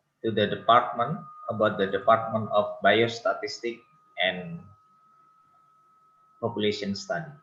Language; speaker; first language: English; non-native, local second language; Indonesian